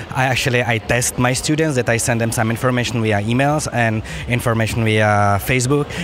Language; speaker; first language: English; non-native, fluent; Czech